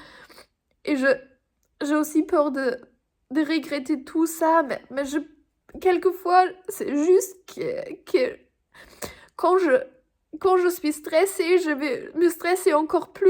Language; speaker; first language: French; non-native, fluent; German